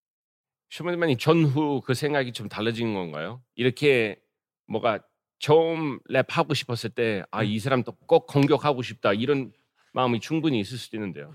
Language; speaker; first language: Korean; early bilingual, heritage; English